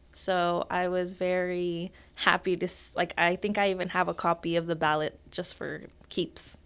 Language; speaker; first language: English; native; English